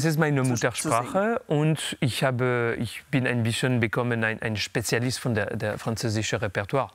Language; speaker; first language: German; non-native, learner; French